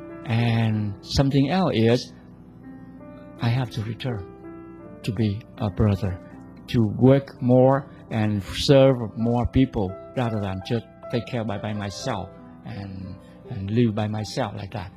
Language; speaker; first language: English; non-native, fluent; Vietnamese